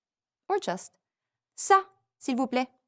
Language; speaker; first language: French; non-native, fluent; English